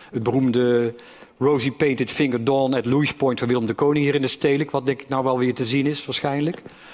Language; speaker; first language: Dutch; native; Dutch